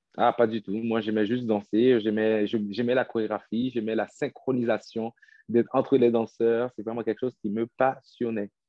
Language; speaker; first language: French; non-native, local second language; Haitian Creole